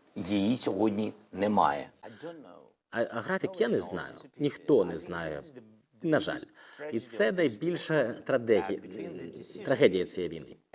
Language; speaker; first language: Ukrainian; non-native, local second language; Russian